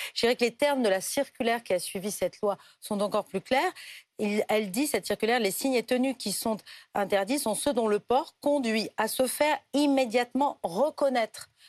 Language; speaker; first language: French; native; French